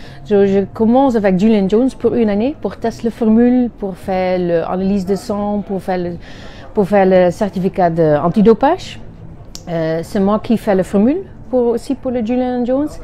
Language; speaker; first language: French; non-native, learner; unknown